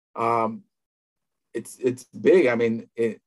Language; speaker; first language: English; native; English